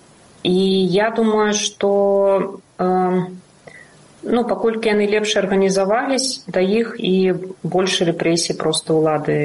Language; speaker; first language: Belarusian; non-native, local second language; Russian